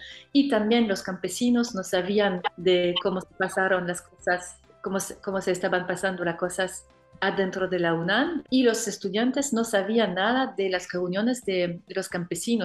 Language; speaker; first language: Spanish; non-native, fluent; French